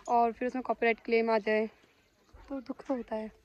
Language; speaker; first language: Hindi; native; Hindi